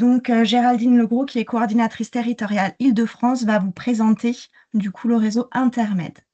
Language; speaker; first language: French; native; French